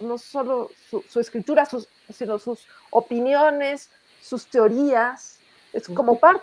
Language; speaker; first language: Spanish; native; Spanish